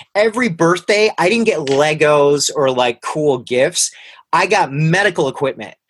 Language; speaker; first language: English; early bilingual, other home language; Hindi